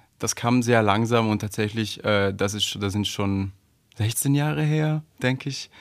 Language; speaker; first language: German; non-native, fluent; Italian